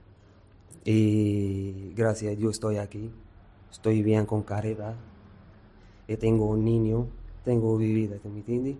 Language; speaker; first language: Spanish; non-native, learner; Arabic